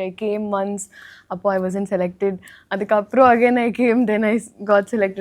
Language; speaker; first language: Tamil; non-native, learner; Telugu